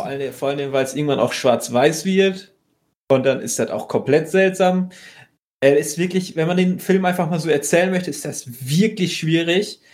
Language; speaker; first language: German; native; German